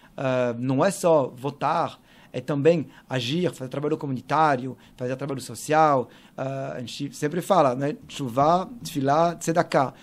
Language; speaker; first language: Portuguese; non-native, fluent; French